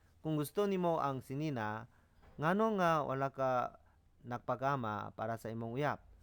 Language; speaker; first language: Cebuano; non-native, learner; Korean